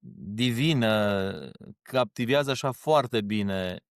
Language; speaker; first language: Romanian; early bilingual, heritage; Romanian